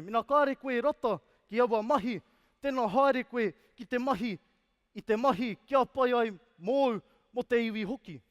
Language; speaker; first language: Māori; non-native, fluent; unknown